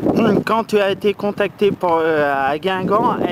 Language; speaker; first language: French; native; French